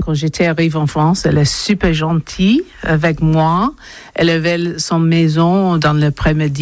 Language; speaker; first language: French; non-native, learner; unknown